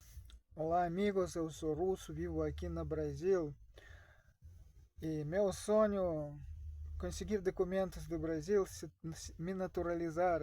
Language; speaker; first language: Portuguese; non-native, learner; Russian